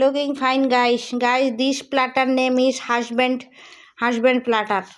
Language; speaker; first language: English; non-native, learner; Bangla